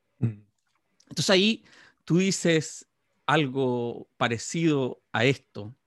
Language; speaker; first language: Spanish; native; Spanish